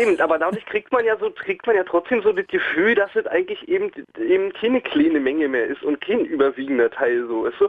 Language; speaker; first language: German; native; German